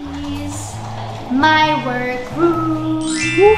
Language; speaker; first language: English; non-native, learner; Thai